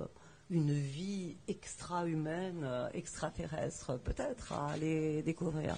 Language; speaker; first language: French; native; French